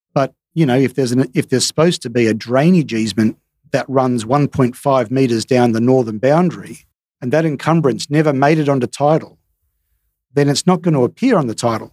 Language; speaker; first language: English; native; English